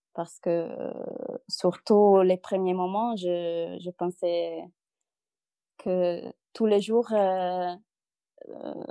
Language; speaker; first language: French; non-native, learner; Italian